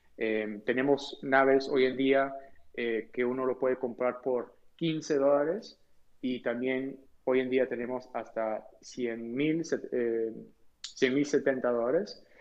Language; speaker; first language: Spanish; early bilingual, heritage; Spanish